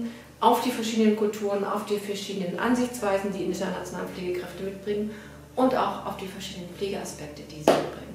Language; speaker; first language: German; native; German